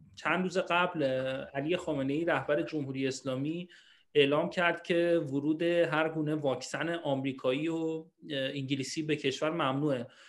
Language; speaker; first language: Persian; native; Persian